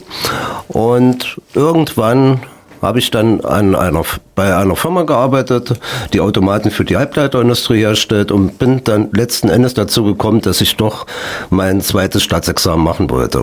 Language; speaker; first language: German; native; German